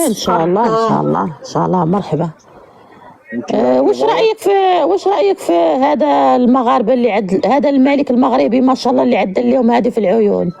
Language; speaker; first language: Arabic; native; Arabic